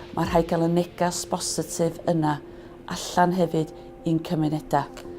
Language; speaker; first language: Welsh; native; Welsh